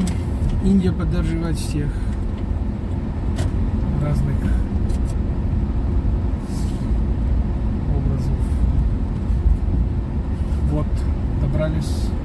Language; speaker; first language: Russian; non-native, fluent; Hindi